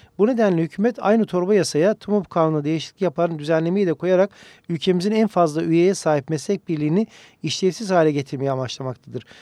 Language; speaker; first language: Turkish; native; Turkish